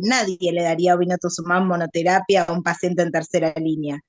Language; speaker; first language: Spanish; native; Spanish